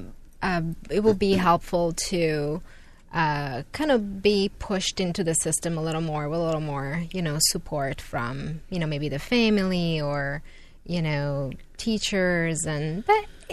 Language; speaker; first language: English; non-native, fluent; Italian